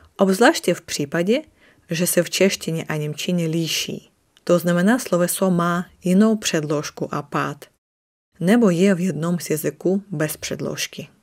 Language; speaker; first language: Czech; non-native, fluent; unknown